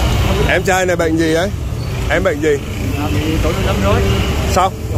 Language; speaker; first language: Vietnamese; native; Vietnamese